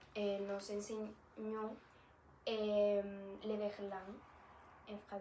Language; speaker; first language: French; non-native, learner; Spanish